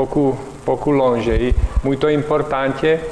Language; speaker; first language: Portuguese; non-native, learner; Czech